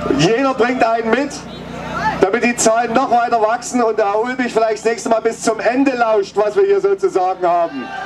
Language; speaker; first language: German; native; German